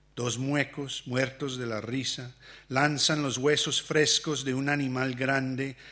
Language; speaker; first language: Spanish; early bilingual, heritage; Spanish